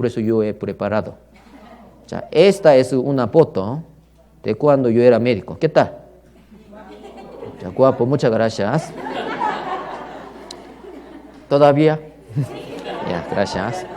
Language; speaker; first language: Spanish; non-native, learner; Korean